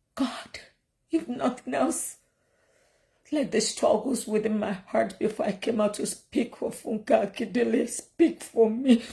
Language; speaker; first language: English; non-native, local second language; Yoruba